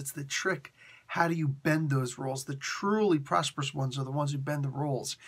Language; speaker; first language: English; native; English